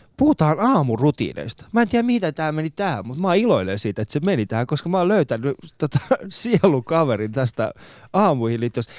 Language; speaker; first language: Finnish; early bilingual, other home language; Persian